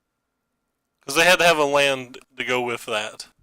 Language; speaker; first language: English; native; English